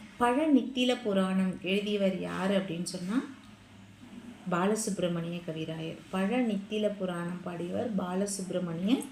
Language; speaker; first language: Tamil; native; Tamil